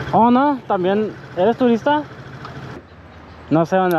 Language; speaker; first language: Spanish; non-native, learner; English